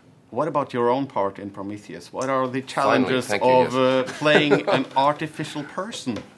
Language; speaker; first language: English; non-native, fluent; Norwegian